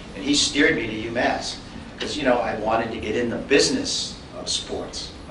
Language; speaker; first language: English; native; English